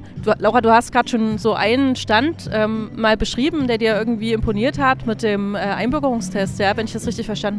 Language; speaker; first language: German; native; German